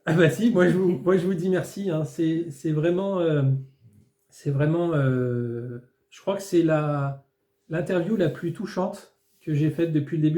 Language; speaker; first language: French; native; French